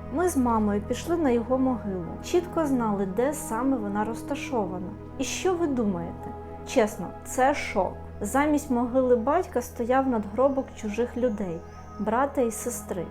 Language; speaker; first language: Ukrainian; native; Ukrainian